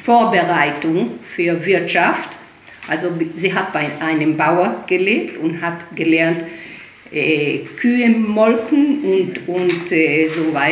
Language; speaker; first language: German; early bilingual, heritage; German